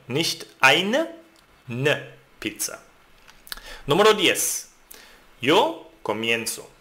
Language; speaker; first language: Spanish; non-native, fluent; German